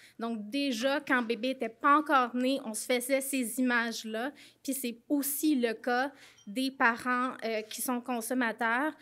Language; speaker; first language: French; native; French